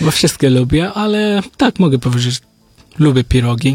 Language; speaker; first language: Polish; non-native, learner; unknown